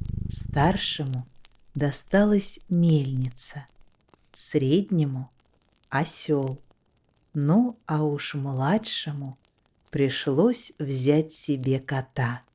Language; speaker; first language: Russian; native; Russian